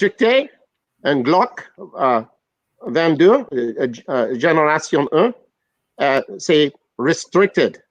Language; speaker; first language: French; non-native, local second language; English